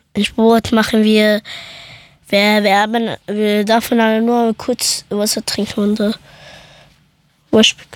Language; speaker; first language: German; early bilingual, other home language; Persian